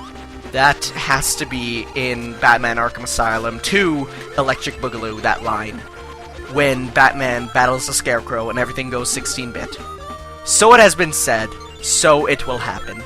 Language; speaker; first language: English; native; English